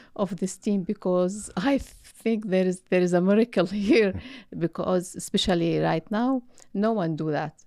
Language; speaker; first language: English; non-native, learner; Arabic